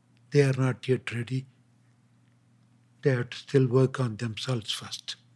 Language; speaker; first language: English; non-native, local second language; Tamil